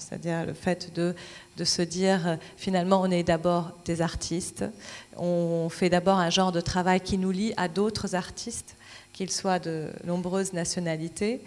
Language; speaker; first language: French; non-native, local second language; Arabic